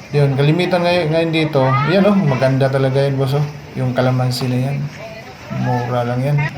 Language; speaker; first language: Filipino; non-native, local second language; Cebuano